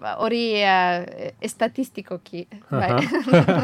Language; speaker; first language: Basque; non-native, learner; Ukrainian